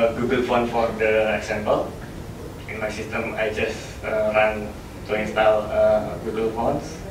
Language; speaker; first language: English; non-native, learner; Indonesian